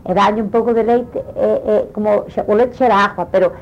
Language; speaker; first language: Spanish; non-native, local second language; Galician